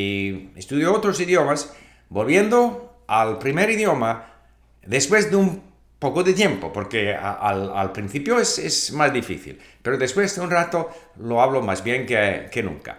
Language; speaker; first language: Spanish; non-native, fluent; English